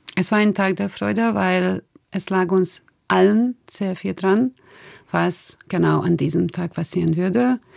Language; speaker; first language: German; non-native, fluent; Hungarian